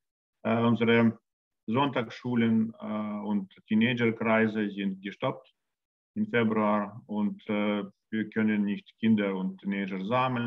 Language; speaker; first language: German; non-native, learner; Russian